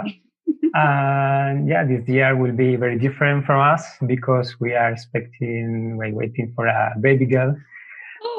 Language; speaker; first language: English; non-native, fluent; Spanish